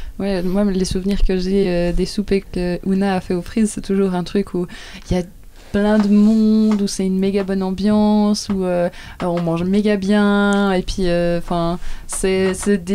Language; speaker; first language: French; native; French